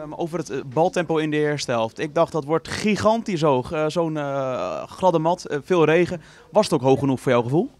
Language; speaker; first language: Dutch; native; Dutch